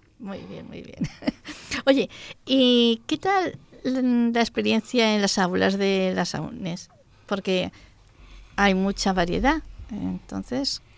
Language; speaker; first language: Spanish; native; Spanish